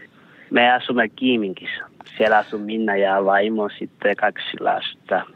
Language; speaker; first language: Finnish; non-native, learner; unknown